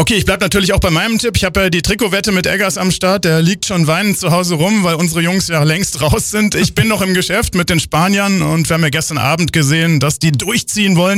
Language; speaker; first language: German; native; German